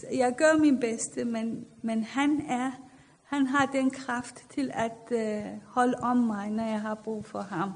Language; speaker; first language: Danish; non-native, fluent; Persian